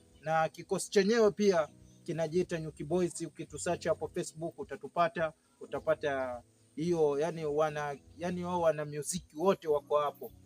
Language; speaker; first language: Swahili; native; Swahili